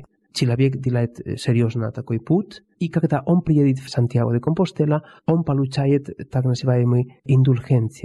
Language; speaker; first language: Russian; non-native, fluent; Spanish